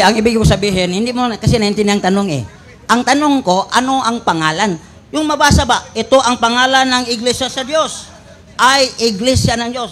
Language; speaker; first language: Filipino; non-native, local second language; Cebuano